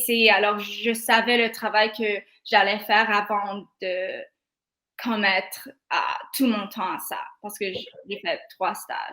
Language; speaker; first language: French; non-native, local second language; English